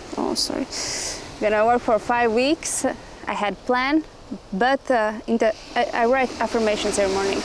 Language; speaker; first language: English; non-native, fluent; Latvian